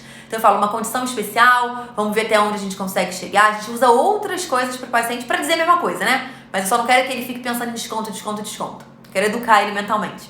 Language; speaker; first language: Portuguese; native; Portuguese